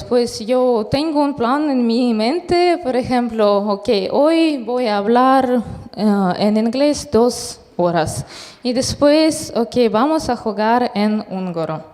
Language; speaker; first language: Spanish; non-native, fluent; Russian